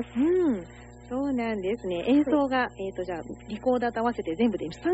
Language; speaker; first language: Japanese; native; Japanese